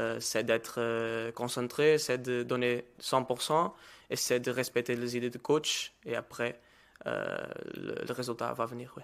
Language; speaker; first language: French; non-native, learner; Portuguese